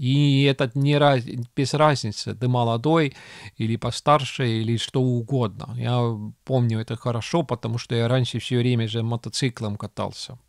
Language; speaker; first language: Russian; non-native, local second language; Estonian